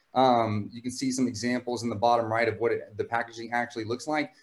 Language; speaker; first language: English; native; English